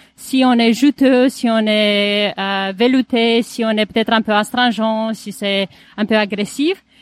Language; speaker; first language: French; non-native, fluent; Romanian